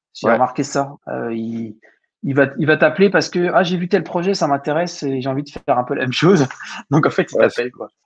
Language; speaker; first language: French; native; French